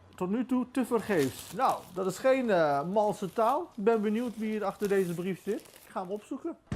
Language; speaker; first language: Dutch; early bilingual, other home language; Turkish